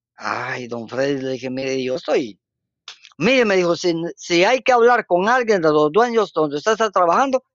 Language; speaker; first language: Spanish; native; Spanish